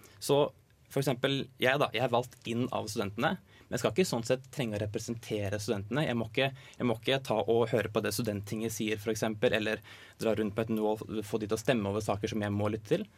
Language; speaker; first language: Norwegian; native; Norwegian